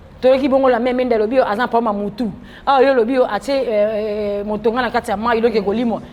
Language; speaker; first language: Lingala; native; Lingala